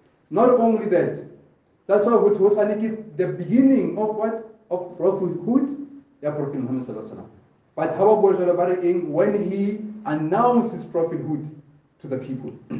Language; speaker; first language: English; non-native, local second language; Southern Sotho